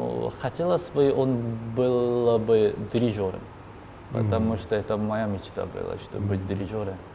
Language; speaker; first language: Russian; non-native, learner; Korean